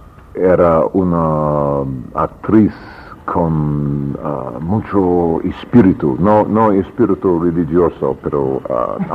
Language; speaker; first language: Spanish; non-native, learner; English